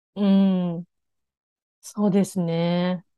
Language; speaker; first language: Japanese; native; Japanese